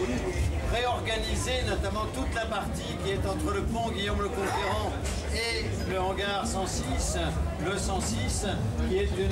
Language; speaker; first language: French; native; French